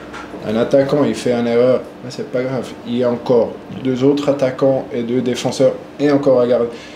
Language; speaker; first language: French; non-native, local second language; German